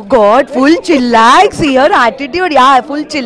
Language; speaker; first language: Telugu; non-native, learner; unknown